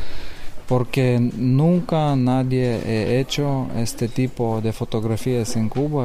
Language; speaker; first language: Spanish; non-native, learner; Lithuanian